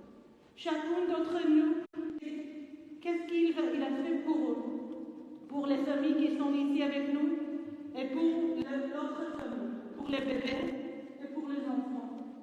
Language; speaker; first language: French; non-native, fluent; Hebrew